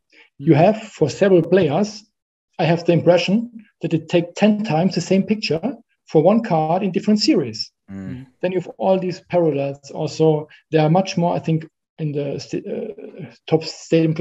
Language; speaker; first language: English; non-native, fluent; German